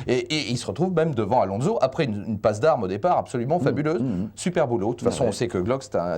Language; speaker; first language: French; native; French